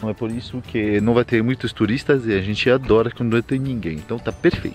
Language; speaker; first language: Portuguese; non-native, fluent; French